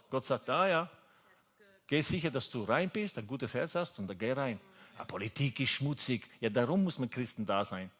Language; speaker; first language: German; non-native, fluent; Italian